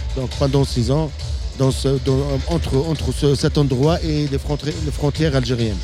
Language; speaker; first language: French; non-native, local second language; Arabic